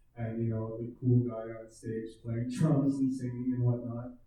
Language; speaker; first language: English; native; English